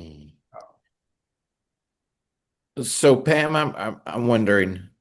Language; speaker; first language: English; native; English